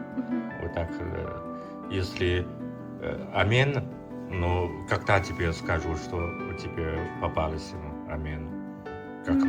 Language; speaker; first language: Russian; non-native, learner; Chinese